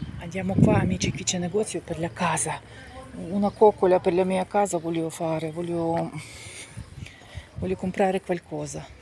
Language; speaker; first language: Italian; non-native, learner; Ukrainian